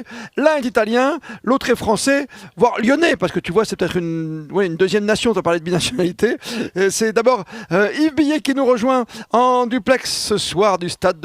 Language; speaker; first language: French; native; French